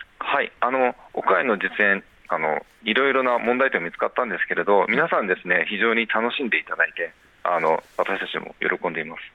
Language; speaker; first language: Japanese; native; Japanese